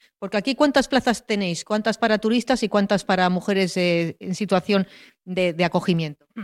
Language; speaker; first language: Spanish; native; Spanish